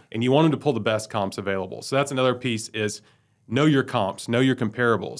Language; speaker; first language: English; native; English